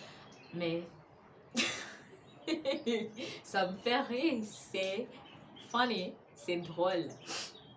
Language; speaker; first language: French; non-native, fluent; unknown